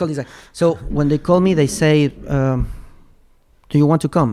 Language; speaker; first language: English; non-native, fluent; Spanish